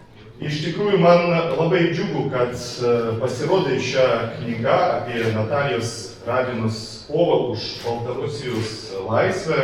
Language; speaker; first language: Lithuanian; non-native, learner; Belarusian